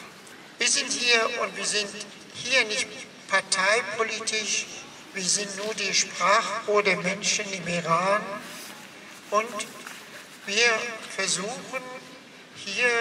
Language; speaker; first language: German; non-native, fluent; Persian